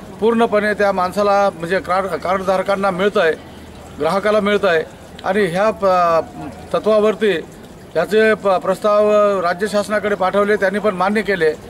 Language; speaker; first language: Marathi; non-native, local second language; Kukna